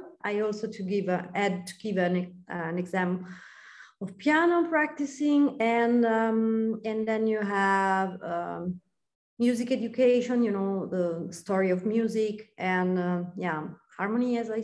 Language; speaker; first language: English; non-native, fluent; Italian